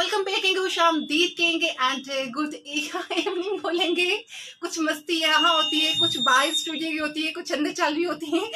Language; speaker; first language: Urdu; non-native, local second language; Punjabi